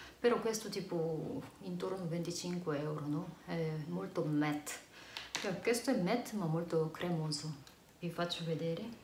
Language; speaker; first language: Italian; non-native, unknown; Korean